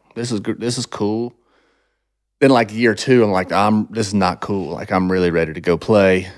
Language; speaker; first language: English; native; English